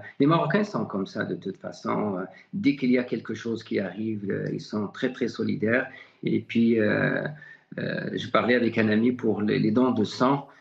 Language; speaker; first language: French; non-native, local second language; Arabic